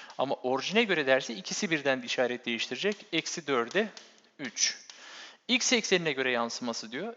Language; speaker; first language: Turkish; native; Turkish